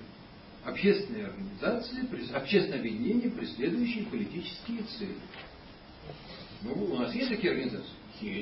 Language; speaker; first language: Russian; native; Russian